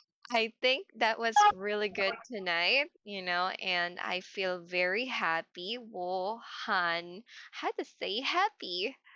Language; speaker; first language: English; native; English